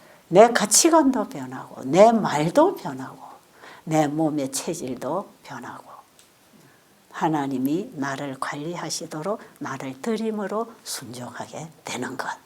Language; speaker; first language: Korean; native; Korean